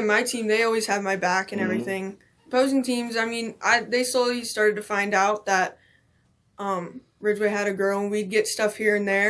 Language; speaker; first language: English; native; English